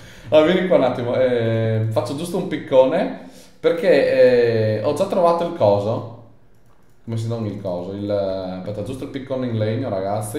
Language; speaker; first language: Italian; native; Italian